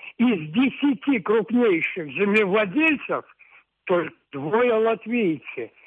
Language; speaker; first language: Russian; native; Russian